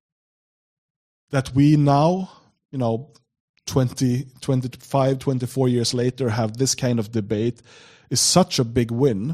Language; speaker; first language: English; non-native, fluent; Swedish